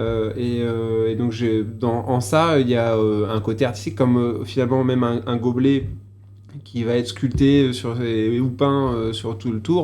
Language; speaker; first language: French; native; French